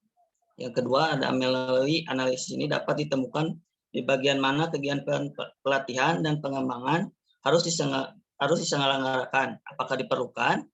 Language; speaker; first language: Indonesian; native; Indonesian